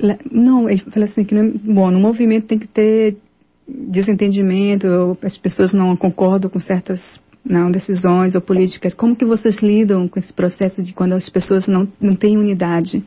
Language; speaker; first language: Portuguese; native; Portuguese